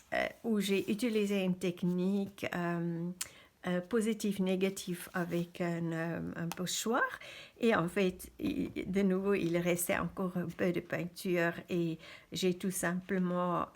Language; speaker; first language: French; non-native, fluent; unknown